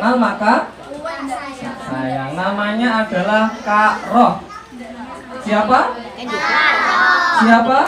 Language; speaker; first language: Indonesian; native; Indonesian